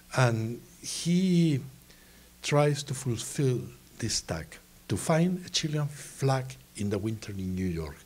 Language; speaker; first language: English; non-native, fluent; Spanish